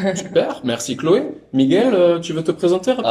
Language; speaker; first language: French; native; French